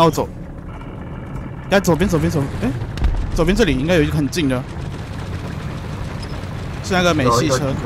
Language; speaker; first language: Chinese; native; Chinese